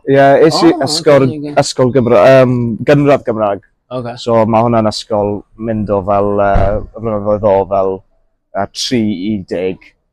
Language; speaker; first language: Welsh; non-native, local second language; English